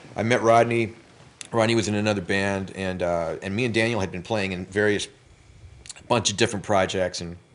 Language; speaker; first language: English; native; English